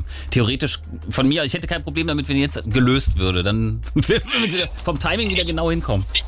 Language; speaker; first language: German; native; German